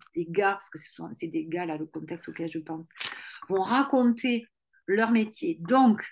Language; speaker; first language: French; native; French